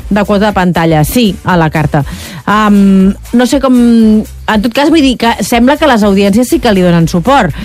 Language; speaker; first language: Catalan; native; Catalan